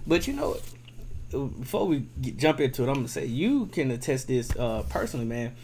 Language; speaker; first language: English; native; English